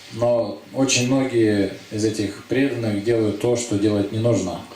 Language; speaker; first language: Russian; native; Russian